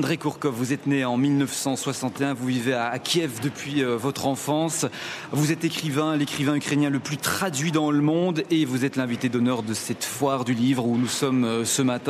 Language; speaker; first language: French; native; French